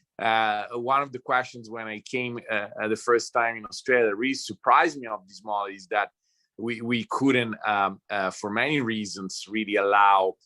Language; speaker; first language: English; non-native, fluent; Italian